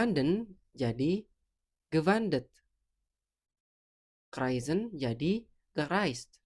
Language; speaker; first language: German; non-native, fluent; Indonesian